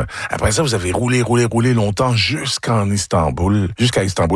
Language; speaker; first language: French; native; French